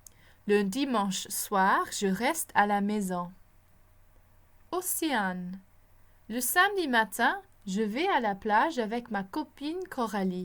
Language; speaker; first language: French; non-native, fluent; English